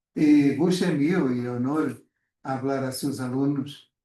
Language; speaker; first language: Spanish; non-native, fluent; Portuguese